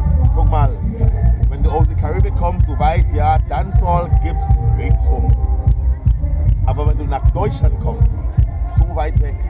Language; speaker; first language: German; non-native, fluent; English